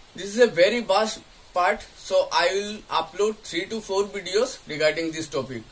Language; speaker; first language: English; non-native, local second language; Bangla